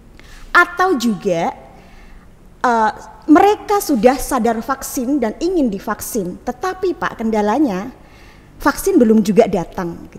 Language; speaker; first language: Indonesian; native; Indonesian